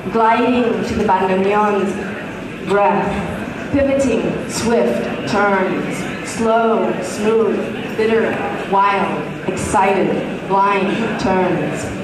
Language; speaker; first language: English; early bilingual, other home language; Vietnamese